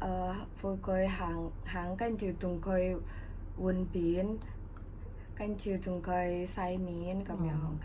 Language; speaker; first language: Cantonese; non-native, learner; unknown